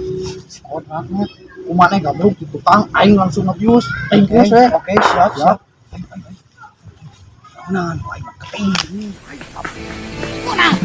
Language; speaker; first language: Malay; non-native, local second language; Sundanese